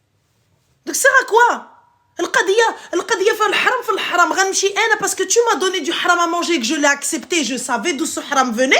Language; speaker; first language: French; early bilingual, other home language; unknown